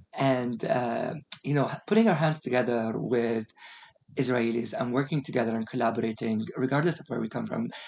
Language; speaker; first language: English; non-native, fluent; Arabic